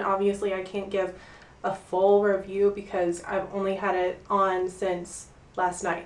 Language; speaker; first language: English; native; English